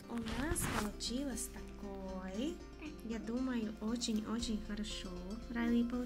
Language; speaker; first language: Russian; non-native, learner; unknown